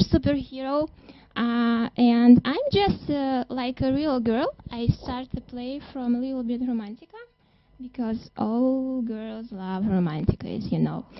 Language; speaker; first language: English; non-native, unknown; Russian